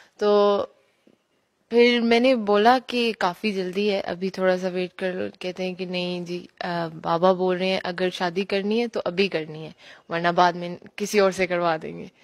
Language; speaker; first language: Urdu; native; Urdu